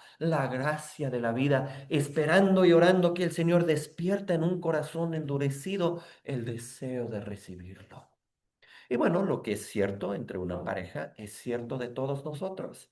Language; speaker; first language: Spanish; native; Spanish